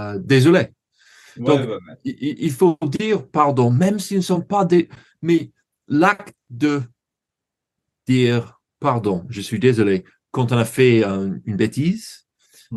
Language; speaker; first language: French; non-native, learner; English